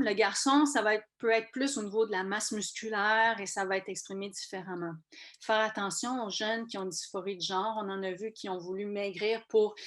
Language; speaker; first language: French; native; French